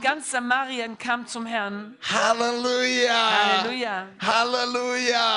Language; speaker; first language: German; non-native, fluent; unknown